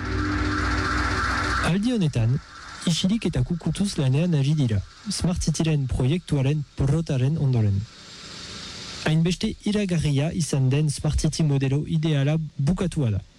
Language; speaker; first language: Basque; non-native, local second language; French